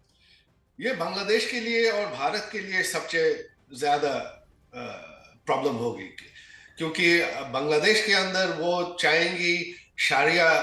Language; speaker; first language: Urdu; non-native, fluent; Bangla